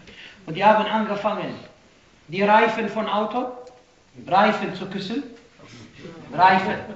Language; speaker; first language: German; non-native, fluent; Arabic